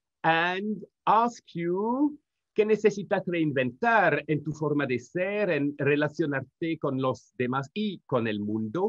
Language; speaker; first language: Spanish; non-native, learner; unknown